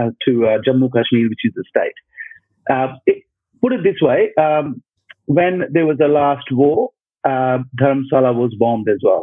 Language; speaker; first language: English; non-native, local second language; Punjabi